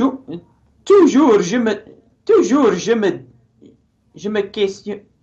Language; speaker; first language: French; non-native, learner; English